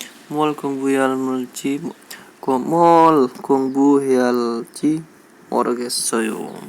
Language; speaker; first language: Korean; non-native, learner; Indonesian